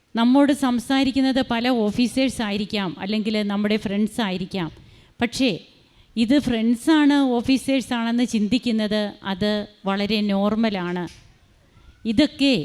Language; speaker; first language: Malayalam; native; Malayalam